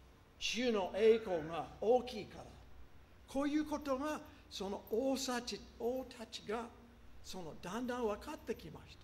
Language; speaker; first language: Japanese; non-native, fluent; English